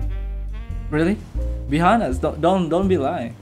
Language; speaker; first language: English; non-native, learner; Indonesian